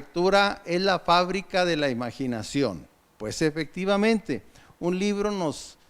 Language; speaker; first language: Spanish; native; Spanish